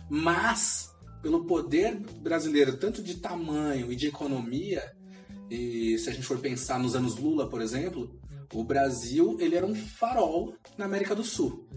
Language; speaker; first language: Portuguese; native; Portuguese